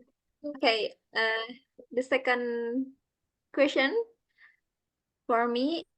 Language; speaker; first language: English; non-native, learner; Indonesian